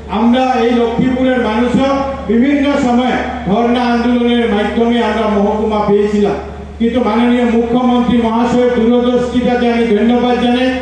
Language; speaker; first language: Bangla; native; Bangla